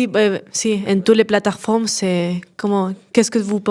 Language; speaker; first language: French; non-native, learner; Spanish